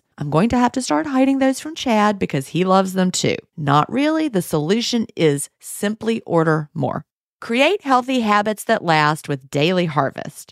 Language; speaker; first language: English; native; English